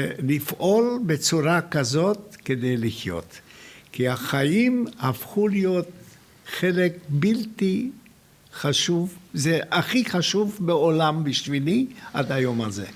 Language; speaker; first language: Hebrew; non-native, fluent; Hungarian